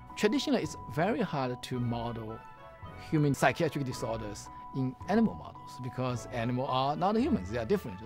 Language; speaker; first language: English; non-native, fluent; Chinese